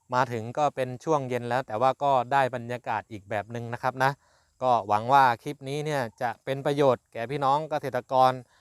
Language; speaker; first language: Thai; native; Thai